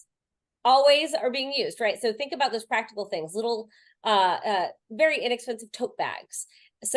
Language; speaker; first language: English; native; English